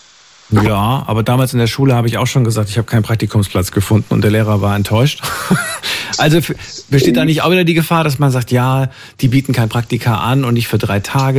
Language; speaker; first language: German; native; German